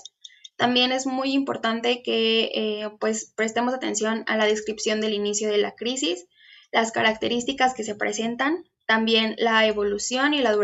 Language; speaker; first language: Spanish; native; Spanish